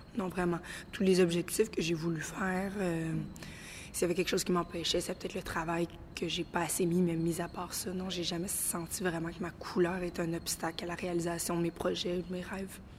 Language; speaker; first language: French; native; French